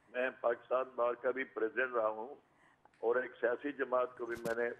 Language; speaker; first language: Urdu; native; Urdu